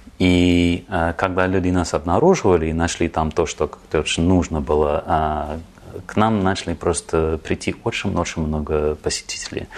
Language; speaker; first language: Russian; non-native, fluent; English